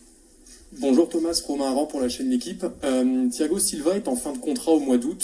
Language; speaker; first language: French; native; French